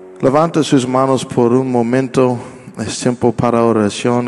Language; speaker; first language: Spanish; non-native, learner; English